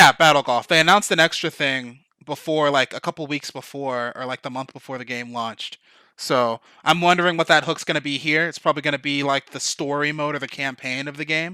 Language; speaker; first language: English; native; English